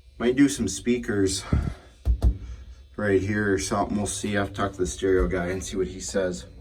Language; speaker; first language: English; native; English